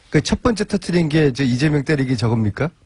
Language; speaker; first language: Korean; native; Korean